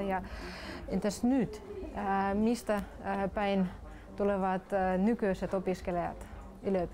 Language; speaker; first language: Finnish; non-native, local second language; Russian